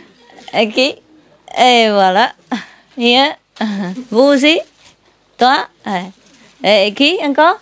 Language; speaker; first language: French; non-native, learner; Vietnamese